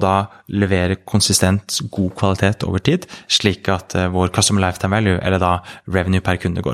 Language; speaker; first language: Norwegian; native; Norwegian